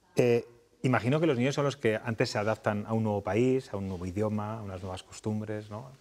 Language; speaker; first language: Spanish; native; Spanish